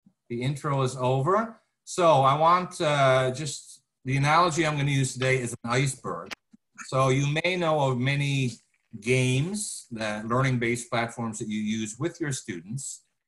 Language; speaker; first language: English; native; English